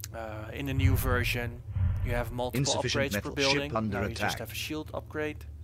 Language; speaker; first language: English; non-native, fluent; Dutch